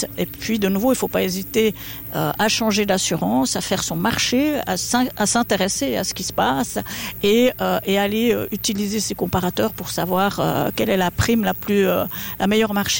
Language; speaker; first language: French; native; French